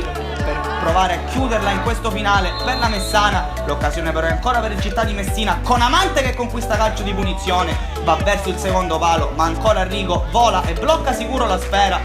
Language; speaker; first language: Italian; native; Italian